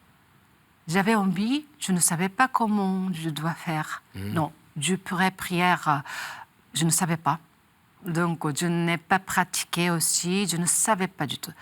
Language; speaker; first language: French; non-native, learner; Japanese